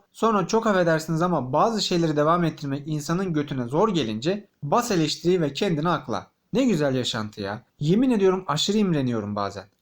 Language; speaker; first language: Turkish; native; Turkish